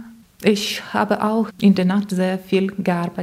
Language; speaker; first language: German; non-native, learner; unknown